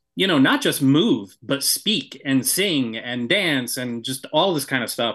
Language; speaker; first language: English; native; English